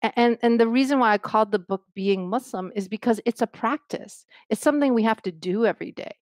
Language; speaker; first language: English; native; English